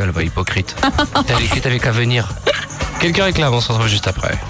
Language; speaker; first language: French; native; French